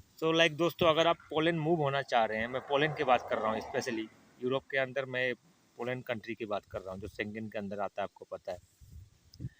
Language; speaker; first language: Hindi; native; Hindi